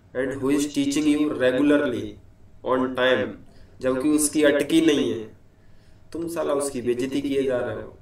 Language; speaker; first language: Hindi; native; Hindi